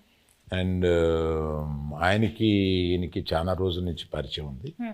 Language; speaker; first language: Telugu; native; Telugu